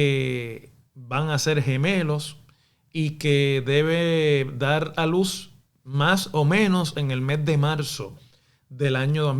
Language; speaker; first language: Spanish; native; Spanish